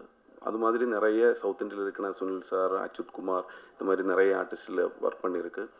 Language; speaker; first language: Tamil; non-native, learner; Malayalam